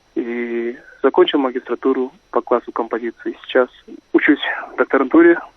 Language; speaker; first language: Russian; non-native, local second language; Kazakh